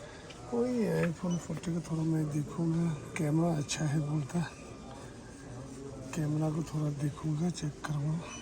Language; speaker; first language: Hindi; non-native, local second language; Tibetan